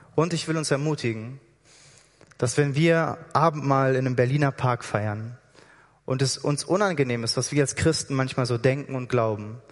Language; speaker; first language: German; native; German